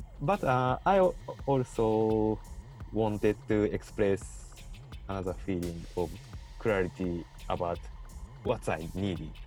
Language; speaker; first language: English; non-native, learner; Japanese